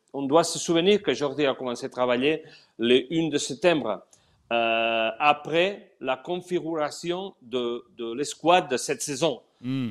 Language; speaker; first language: French; non-native, learner; Spanish